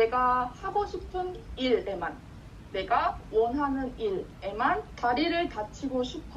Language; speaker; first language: Korean; non-native, fluent; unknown